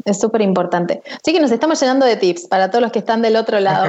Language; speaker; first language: Spanish; native; Spanish